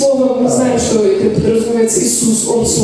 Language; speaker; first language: Russian; native; Russian